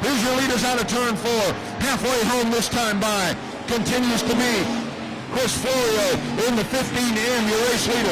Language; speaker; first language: English; native; English